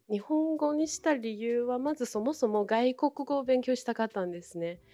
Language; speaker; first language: Japanese; non-native, fluent; Chinese